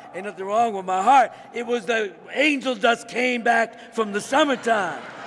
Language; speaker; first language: English; native; English